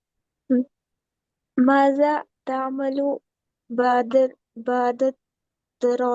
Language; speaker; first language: Arabic; non-native, learner; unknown